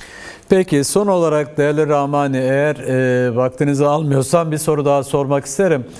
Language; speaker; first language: Turkish; native; Turkish